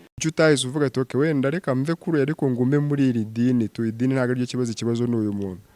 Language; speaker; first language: Kinyarwanda; native; Kinyarwanda